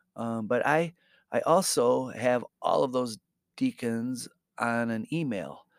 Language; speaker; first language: English; native; English